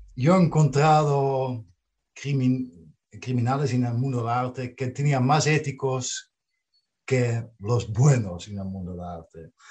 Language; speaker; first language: Spanish; non-native, fluent; Dutch